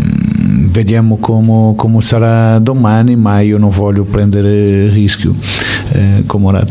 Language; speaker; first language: Italian; non-native, fluent; Portuguese